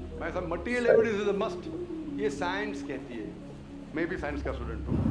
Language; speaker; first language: Hindi; non-native, local second language; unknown